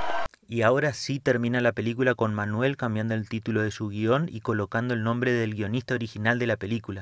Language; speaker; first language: Spanish; native; Spanish